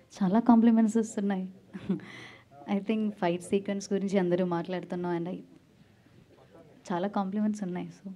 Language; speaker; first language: Telugu; non-native, learner; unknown